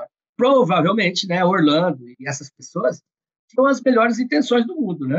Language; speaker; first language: Portuguese; native; Portuguese